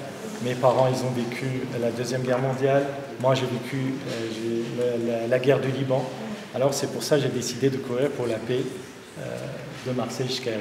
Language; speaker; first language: French; non-native, local second language; Armenian